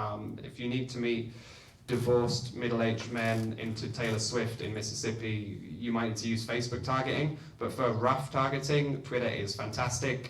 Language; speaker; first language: English; native; English